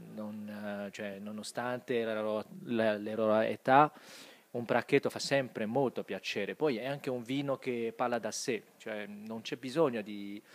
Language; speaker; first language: Italian; non-native, fluent; Chinese